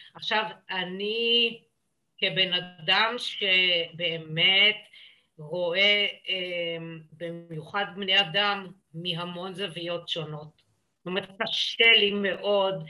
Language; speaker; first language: Hebrew; native; Hebrew